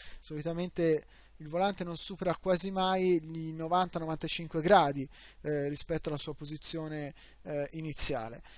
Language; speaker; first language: Italian; native; Italian